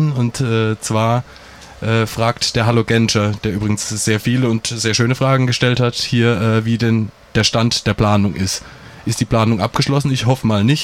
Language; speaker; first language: German; native; German